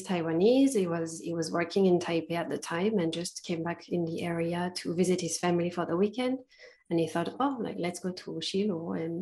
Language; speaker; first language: English; non-native, fluent; French